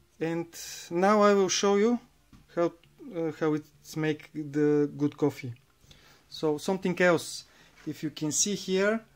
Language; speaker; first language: English; non-native, learner; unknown